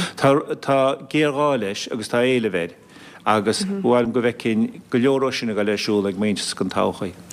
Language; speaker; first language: Irish; native; Irish